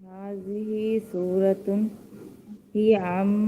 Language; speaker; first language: Arabic; non-native, learner; Divehi